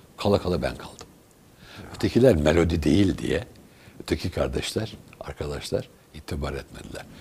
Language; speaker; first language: Turkish; native; Turkish